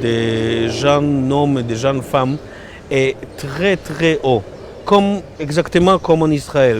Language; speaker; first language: French; non-native, learner; Hebrew